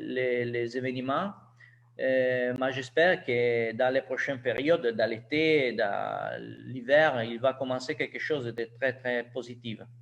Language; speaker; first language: French; non-native, learner; Italian